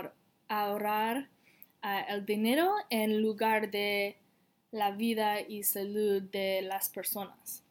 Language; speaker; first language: Spanish; non-native, learner; English